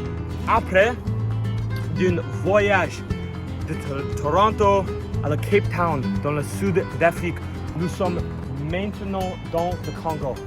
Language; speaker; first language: French; non-native, learner; English